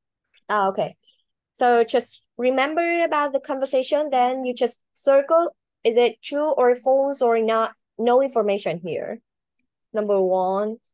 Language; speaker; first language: English; non-native, learner; Vietnamese